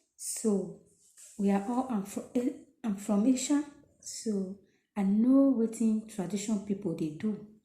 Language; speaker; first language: Nigerian Pidgin; non-native, local second language; Esan